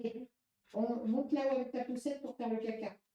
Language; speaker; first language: French; native; French